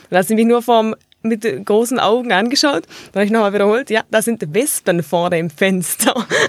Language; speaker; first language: German; native; German